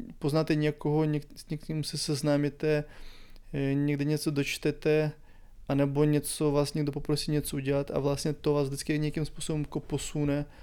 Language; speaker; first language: Czech; non-native, fluent; Ukrainian